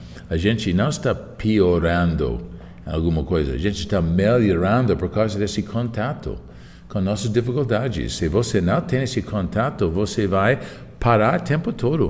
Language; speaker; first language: Portuguese; non-native, fluent; English